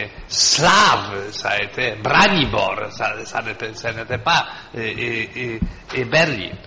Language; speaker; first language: French; non-native, fluent; Polish